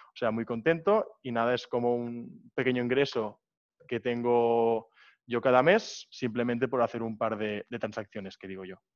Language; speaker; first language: Spanish; native; Spanish